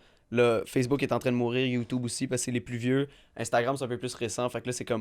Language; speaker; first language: French; native; French